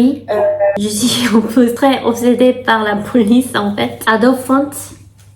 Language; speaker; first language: French; non-native, fluent; Korean